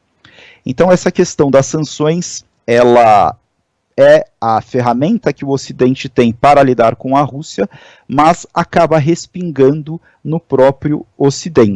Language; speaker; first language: Portuguese; native; Portuguese